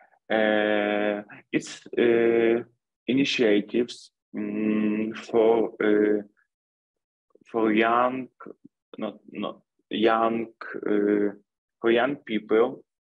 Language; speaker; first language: English; non-native, learner; Ukrainian